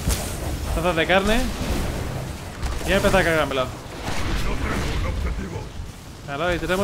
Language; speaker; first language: Spanish; native; Spanish